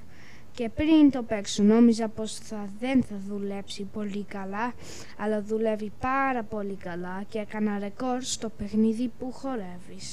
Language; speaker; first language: Greek; early bilingual, heritage; English